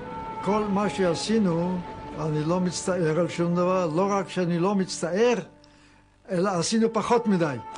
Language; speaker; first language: Hebrew; non-native, fluent; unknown